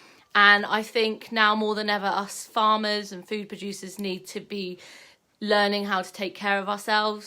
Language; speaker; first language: English; native; English